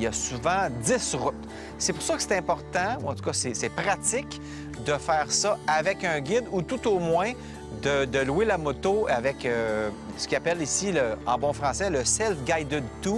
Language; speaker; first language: French; native; French